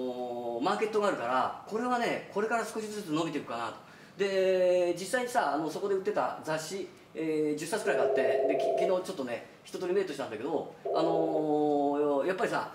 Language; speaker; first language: Japanese; native; Japanese